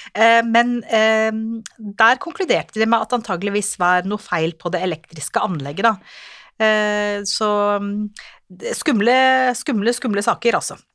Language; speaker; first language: Norwegian; native; Norwegian